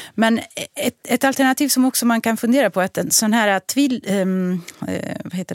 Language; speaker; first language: Swedish; non-native, fluent; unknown